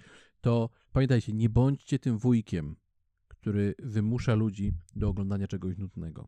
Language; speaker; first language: Polish; native; Polish